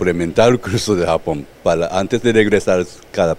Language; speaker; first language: Spanish; non-native, learner; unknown